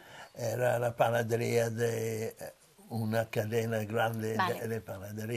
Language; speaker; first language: Spanish; non-native, fluent; English